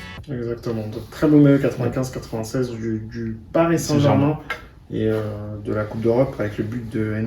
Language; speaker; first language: French; native; French